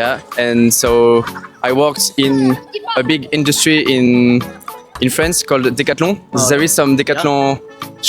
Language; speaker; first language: English; non-native, fluent; French